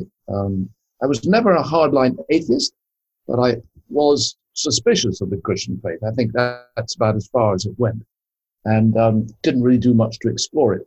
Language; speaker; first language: English; native; English